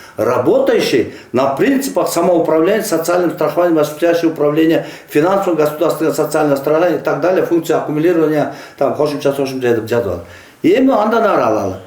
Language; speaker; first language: Russian; non-native, local second language; Kyrgyz